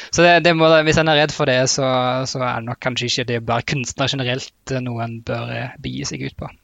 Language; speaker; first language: Norwegian; native; Norwegian